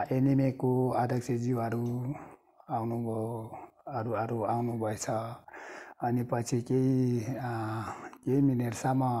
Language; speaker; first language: Nepali; non-native, local second language; Sherpa